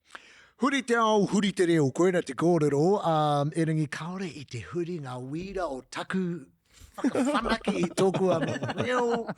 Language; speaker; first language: Māori; non-native, local second language; English